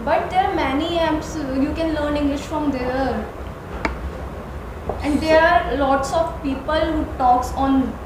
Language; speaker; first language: English; non-native, learner; Hindi